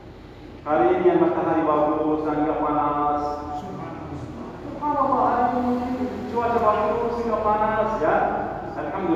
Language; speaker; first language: Indonesian; non-native, learner; Arabic